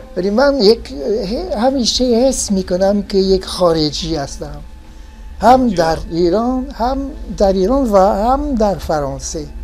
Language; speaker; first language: Persian; non-native, fluent; French